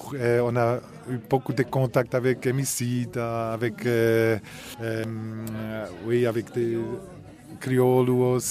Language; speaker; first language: French; non-native, local second language; German